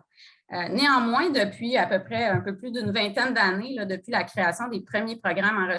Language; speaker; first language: French; native; French